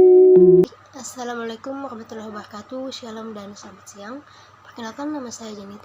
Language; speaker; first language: Indonesian; native; Indonesian